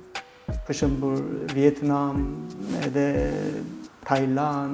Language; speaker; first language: Albanian; non-native, learner; Korean